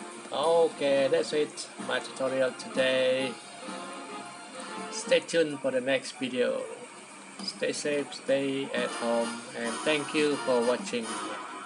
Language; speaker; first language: English; non-native, local second language; Malay